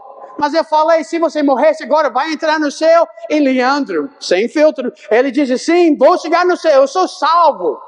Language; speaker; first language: Portuguese; non-native, fluent; English